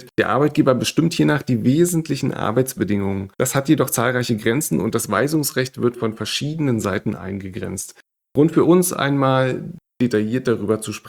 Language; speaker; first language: German; native; German